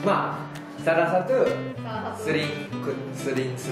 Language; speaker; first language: Indonesian; non-native, learner; Japanese